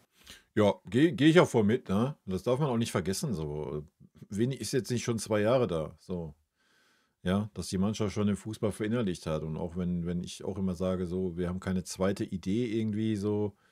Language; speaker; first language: German; native; German